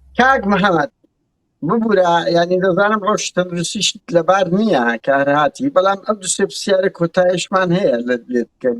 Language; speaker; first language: Central Kurdish; non-native, local second language; Kurdish